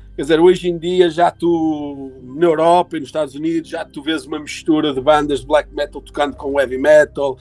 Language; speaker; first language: Portuguese; early bilingual, heritage; Portuguese